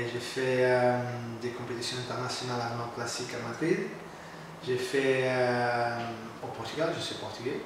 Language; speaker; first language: French; non-native, learner; Portuguese